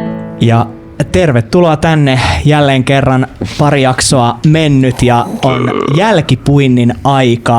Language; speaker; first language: Finnish; native; Finnish